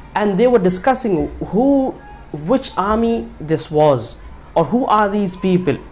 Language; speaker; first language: English; non-native, local second language; Urdu